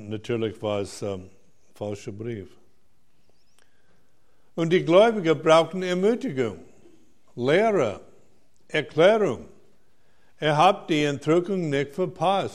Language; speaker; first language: German; non-native, fluent; English